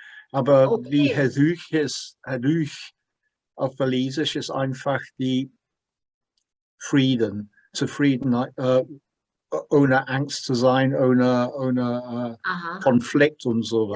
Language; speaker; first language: German; non-native, fluent; English